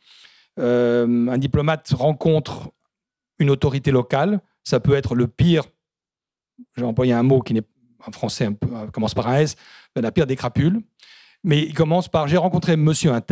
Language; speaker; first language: French; native; French